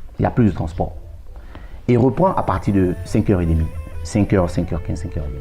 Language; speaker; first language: French; native; French